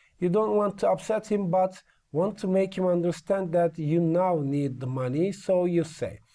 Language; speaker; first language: English; non-native, fluent; Turkish